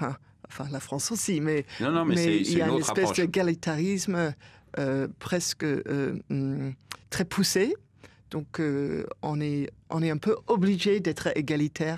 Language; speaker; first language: French; non-native, fluent; English